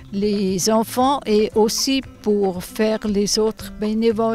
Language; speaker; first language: French; non-native, learner; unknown